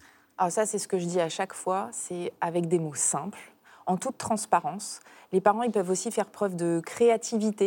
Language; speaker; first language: French; native; French